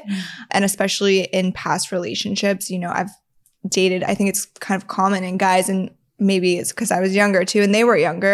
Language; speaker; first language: English; native; English